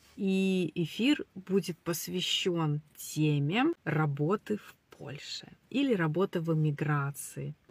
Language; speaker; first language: Russian; native; Russian